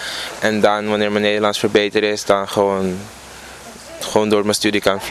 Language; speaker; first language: Dutch; non-native, local second language; Papiamento